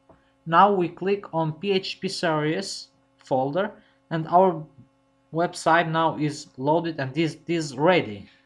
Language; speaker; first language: English; non-native, fluent; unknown